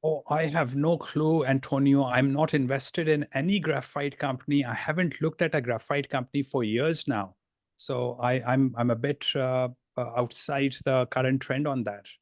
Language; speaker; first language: English; non-native, fluent; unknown